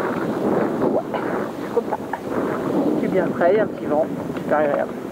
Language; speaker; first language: French; native; French